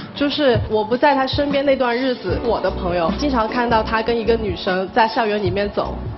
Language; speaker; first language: Chinese; native; Chinese